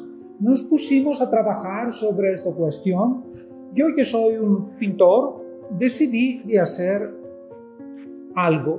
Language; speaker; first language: Spanish; non-native, fluent; Greek